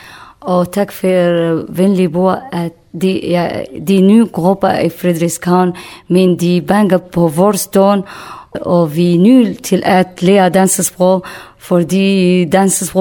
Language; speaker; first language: Danish; non-native, learner; Kurdish